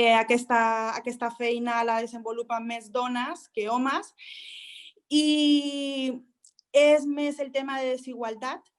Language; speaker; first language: Catalan; non-native, local second language; Spanish